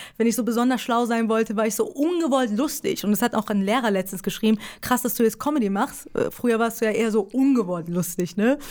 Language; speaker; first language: German; early bilingual, other home language; Persian